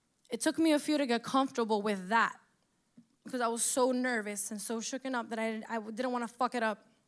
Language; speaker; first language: English; early bilingual, other home language; Spanish